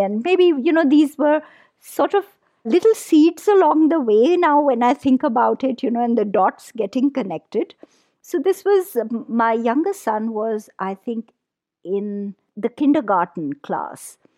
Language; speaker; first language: English; non-native, local second language; Punjabi